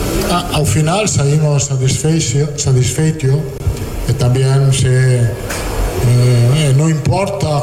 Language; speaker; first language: Portuguese; non-native, fluent; Italian